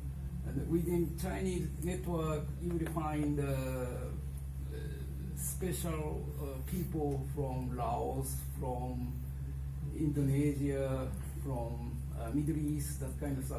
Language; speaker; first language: English; non-native, fluent; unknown